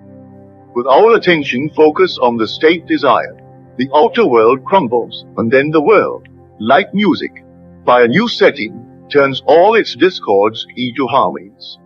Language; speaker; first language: English; native; English